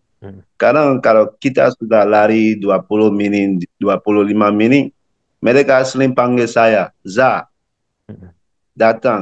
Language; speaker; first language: Indonesian; non-native, learner; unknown